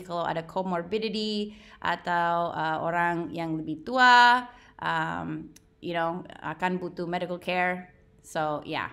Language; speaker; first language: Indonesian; non-native, fluent; English